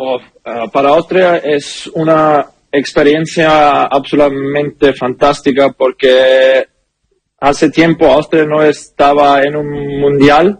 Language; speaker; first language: Spanish; non-native, learner; German